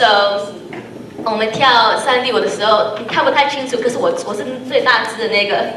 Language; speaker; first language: Chinese; early bilingual, heritage; Chinese